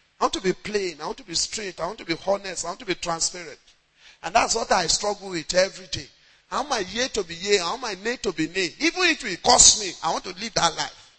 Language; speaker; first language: English; non-native, local second language; Yoruba